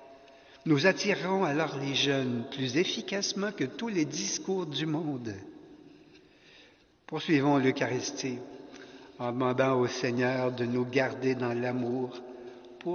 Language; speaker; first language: French; native; French